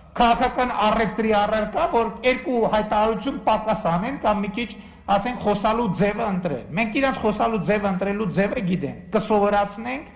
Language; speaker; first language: Armenian; native; Armenian